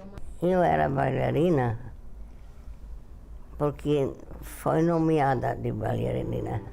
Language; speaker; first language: Portuguese; non-native, fluent; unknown